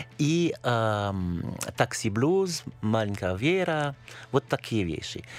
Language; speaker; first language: Russian; non-native, fluent; French